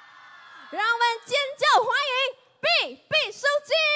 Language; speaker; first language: Chinese; native; Chinese